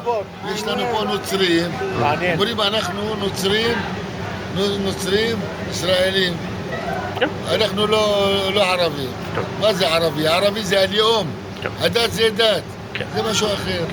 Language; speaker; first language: Hebrew; non-native, local second language; Arabic